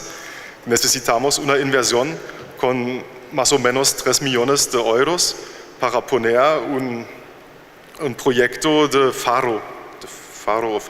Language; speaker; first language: Spanish; non-native, fluent; German